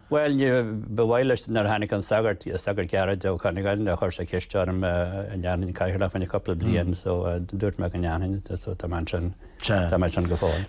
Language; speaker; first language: Irish; native; Irish